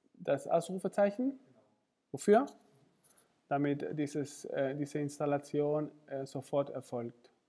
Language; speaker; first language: German; non-native, fluent; Spanish